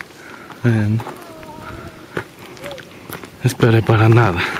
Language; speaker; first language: Spanish; early bilingual, heritage; Spanish